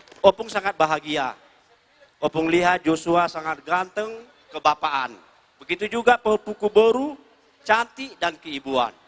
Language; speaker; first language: Indonesian; non-native, local second language; Batak Toba